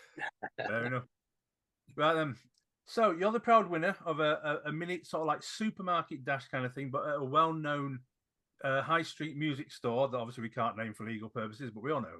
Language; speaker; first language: English; native; English